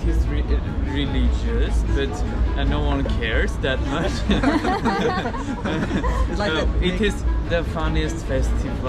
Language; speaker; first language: English; non-native, learner; Armenian